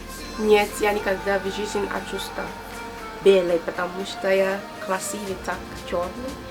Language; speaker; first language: Russian; non-native, learner; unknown